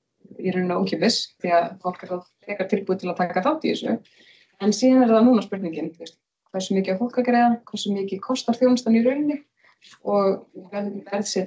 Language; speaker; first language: Icelandic; native; Icelandic